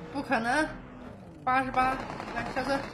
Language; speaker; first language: Chinese; native; Chinese